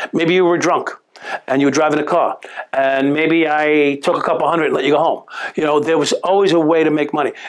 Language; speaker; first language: English; native; English